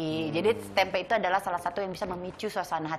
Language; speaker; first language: Indonesian; native; Indonesian